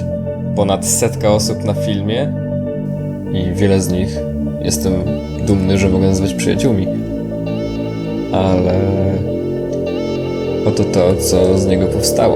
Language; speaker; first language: Polish; native; Polish